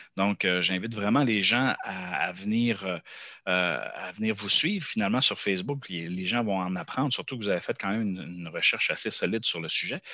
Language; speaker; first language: French; native; French